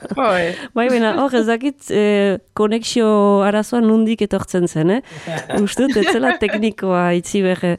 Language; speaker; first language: Basque; native; Basque